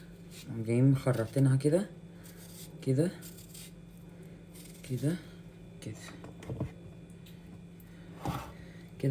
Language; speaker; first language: Arabic; native; Arabic